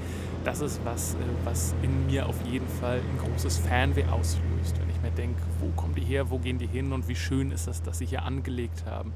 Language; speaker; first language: German; native; German